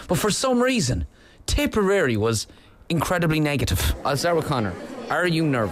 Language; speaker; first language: English; native; English